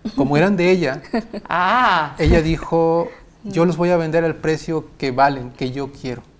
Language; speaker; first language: Spanish; native; Spanish